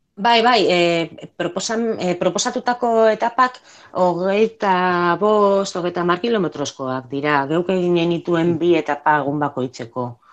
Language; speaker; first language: Basque; non-native, local second language; Spanish